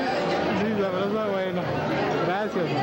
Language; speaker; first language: Spanish; native; Spanish